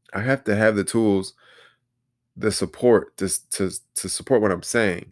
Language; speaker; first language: English; native; English